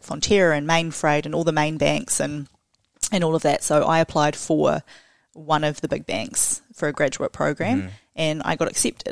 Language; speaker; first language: English; native; English